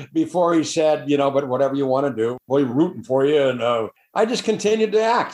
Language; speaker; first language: English; native; English